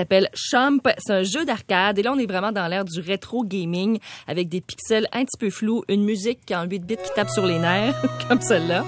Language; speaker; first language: French; native; French